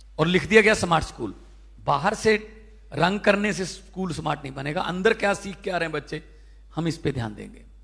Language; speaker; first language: Hindi; non-native, local second language; Punjabi